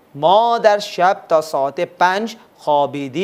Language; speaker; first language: Persian; non-native, fluent; Urdu